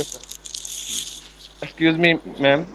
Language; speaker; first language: English; non-native, learner; Hindi